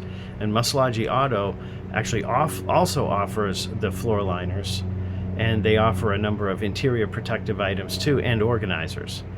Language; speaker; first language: English; native; English